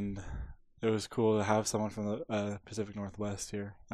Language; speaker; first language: English; native; English